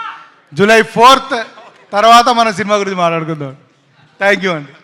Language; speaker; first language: Telugu; native; Telugu